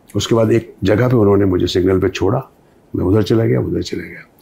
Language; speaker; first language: Hindi; native; Hindi